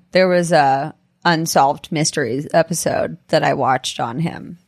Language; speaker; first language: English; native; English